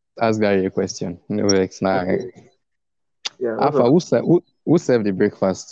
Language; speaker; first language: English; non-native, local second language; Yoruba